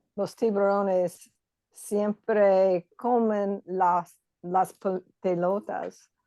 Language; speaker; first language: Spanish; non-native, learner; English